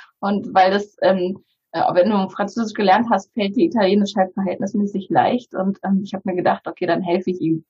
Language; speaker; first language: German; early bilingual, other home language; Bulgarian